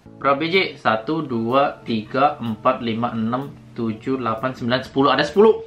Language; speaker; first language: Indonesian; native; Indonesian